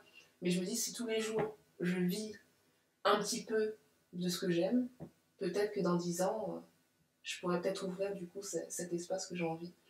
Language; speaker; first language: French; native; French